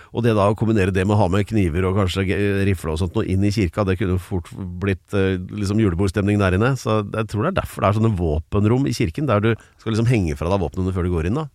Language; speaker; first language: Norwegian; native; Norwegian